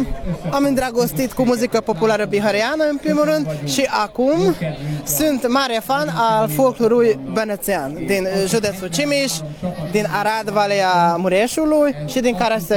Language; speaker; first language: Romanian; non-native, learner; Hungarian